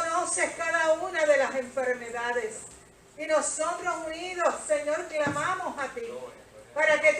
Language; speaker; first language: Spanish; native; Spanish